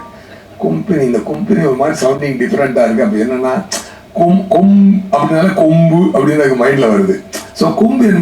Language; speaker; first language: Tamil; native; Tamil